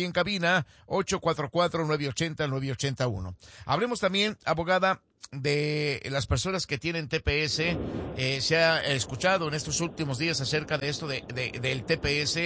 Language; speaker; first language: Spanish; native; Spanish